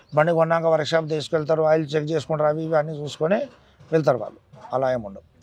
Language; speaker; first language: Telugu; non-native, local second language; Urdu